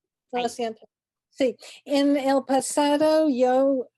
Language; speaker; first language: Spanish; non-native, learner; English